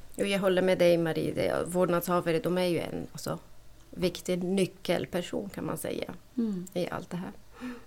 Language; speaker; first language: Swedish; non-native, fluent; Arabic